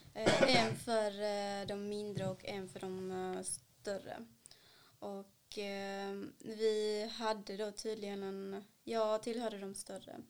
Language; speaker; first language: Swedish; early bilingual, other home language; Kannada